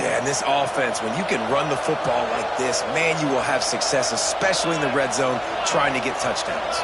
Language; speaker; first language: English; native; English